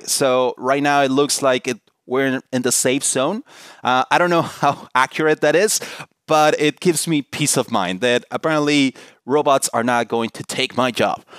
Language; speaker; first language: English; non-native, fluent; Spanish